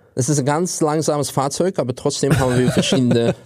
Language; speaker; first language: German; non-native, fluent; Russian